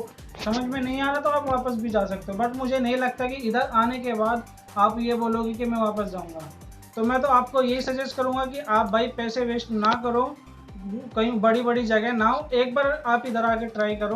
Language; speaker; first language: Hindi; native; Hindi